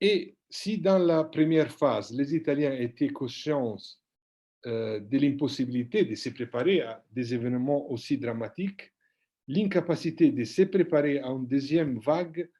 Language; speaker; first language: French; non-native, fluent; Italian